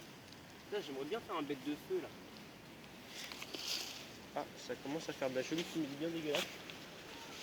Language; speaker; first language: French; native; French